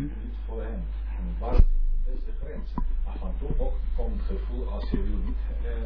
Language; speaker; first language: Dutch; non-native, learner; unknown